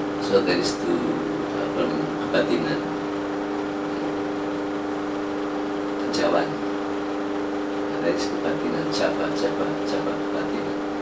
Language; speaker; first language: English; non-native, learner; Indonesian